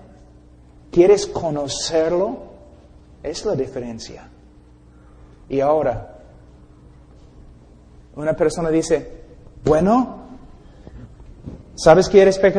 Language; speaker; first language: Spanish; non-native, fluent; English